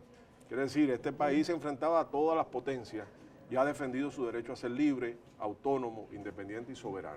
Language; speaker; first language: Spanish; native; Spanish